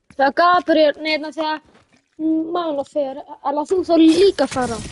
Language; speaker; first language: Icelandic; early bilingual, heritage; Icelandic